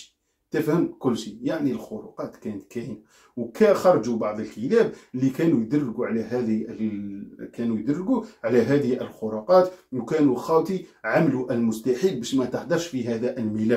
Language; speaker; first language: Arabic; native; Arabic